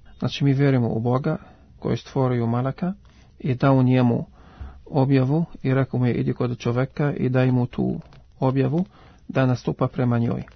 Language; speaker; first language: Serbian; non-native, fluent; Arabic